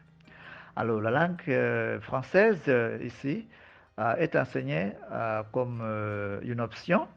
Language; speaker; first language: French; non-native, fluent; Nyanja